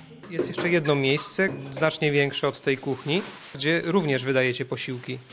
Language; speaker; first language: Polish; native; Polish